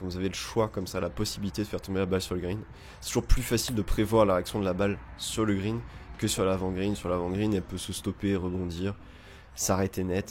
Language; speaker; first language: French; native; French